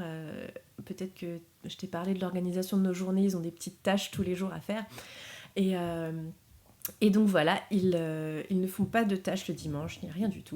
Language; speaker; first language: French; native; French